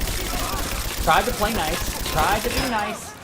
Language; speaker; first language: English; native; English